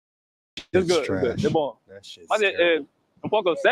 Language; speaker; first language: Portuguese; non-native, learner; English